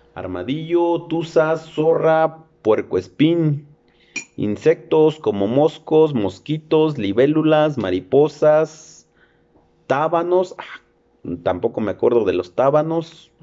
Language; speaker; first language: Spanish; native; Spanish